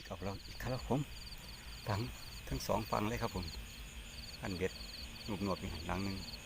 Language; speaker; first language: Thai; native; Thai